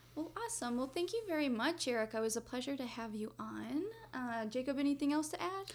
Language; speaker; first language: English; non-native, fluent; Spanish